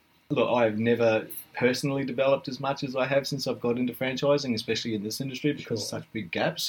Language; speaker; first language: English; native; English